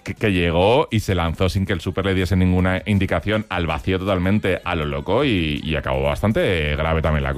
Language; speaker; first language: Spanish; native; Spanish